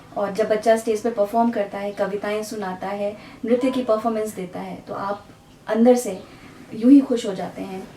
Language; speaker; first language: Hindi; native; Hindi